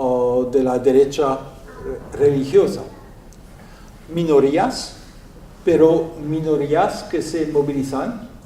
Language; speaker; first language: Spanish; non-native, learner; French